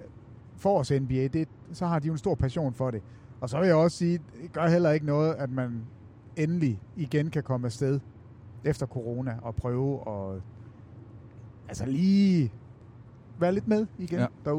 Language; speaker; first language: Danish; native; Danish